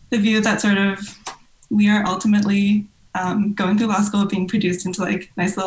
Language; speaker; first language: English; non-native, local second language; Cantonese